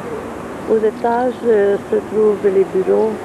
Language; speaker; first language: French; non-native, fluent; Hungarian